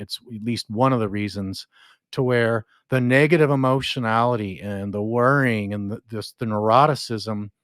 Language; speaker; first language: English; native; English